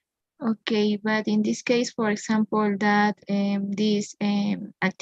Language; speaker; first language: English; non-native, learner; Spanish